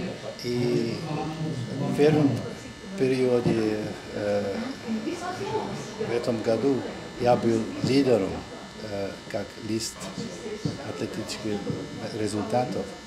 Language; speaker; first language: Russian; non-native, local second language; Latvian